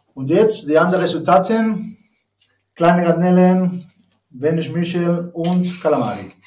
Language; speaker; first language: German; non-native, learner; Spanish